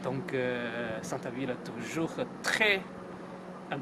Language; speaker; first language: French; non-native, learner; Chinese